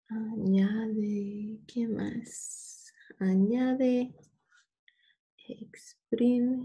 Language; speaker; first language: Spanish; non-native, fluent; English